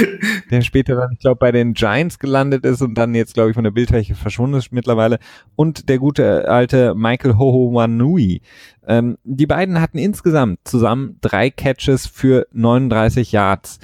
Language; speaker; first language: German; native; German